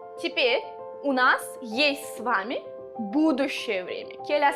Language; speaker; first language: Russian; non-native, local second language; Uzbek